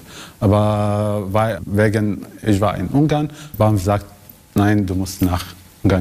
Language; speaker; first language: German; non-native, learner; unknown